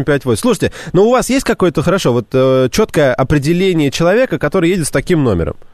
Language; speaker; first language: Russian; native; Russian